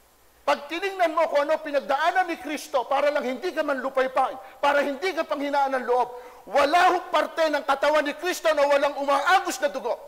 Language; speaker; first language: Filipino; native; Filipino